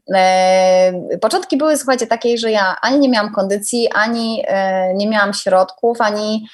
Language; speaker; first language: Polish; native; Polish